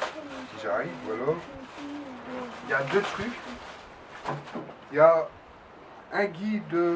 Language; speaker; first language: French; native; French